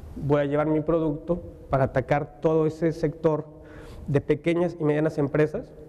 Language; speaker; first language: Spanish; native; Spanish